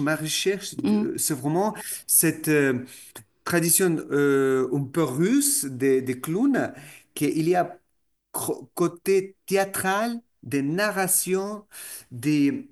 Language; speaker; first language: French; non-native, fluent; Russian